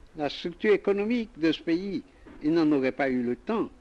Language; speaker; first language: French; native; French